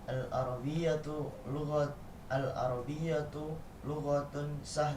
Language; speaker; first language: Arabic; non-native, learner; Indonesian